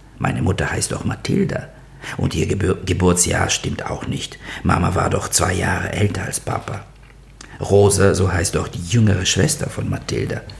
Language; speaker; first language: German; non-native, fluent; Bulgarian